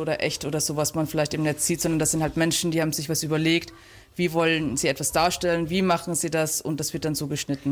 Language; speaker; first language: German; native; German